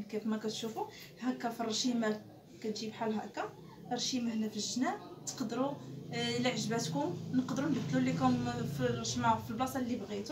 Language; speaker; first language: Arabic; native; Arabic